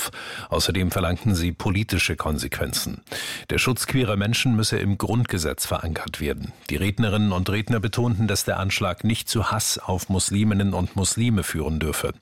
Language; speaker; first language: German; native; German